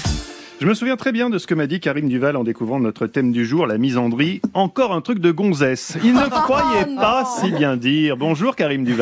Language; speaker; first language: French; native; French